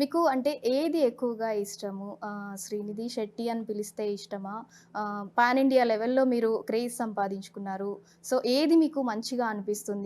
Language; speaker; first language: Telugu; native; Telugu